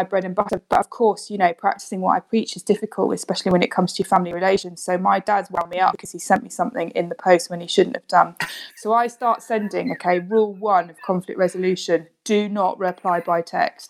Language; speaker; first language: English; native; English